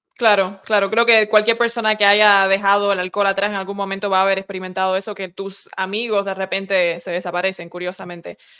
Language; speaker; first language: Spanish; early bilingual, heritage; Spanish